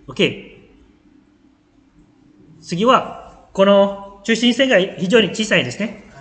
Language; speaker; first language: Japanese; non-native, fluent; Malay